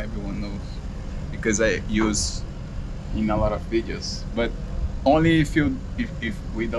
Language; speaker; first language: English; non-native, learner; Portuguese